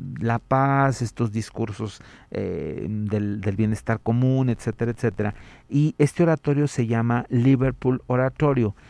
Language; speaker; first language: Spanish; native; Spanish